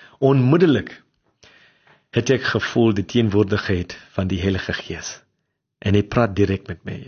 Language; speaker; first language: Afrikaans; non-native, local second language; English